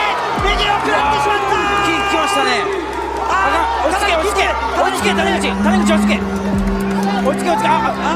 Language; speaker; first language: Japanese; native; Japanese